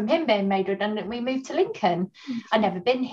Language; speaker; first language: English; native; English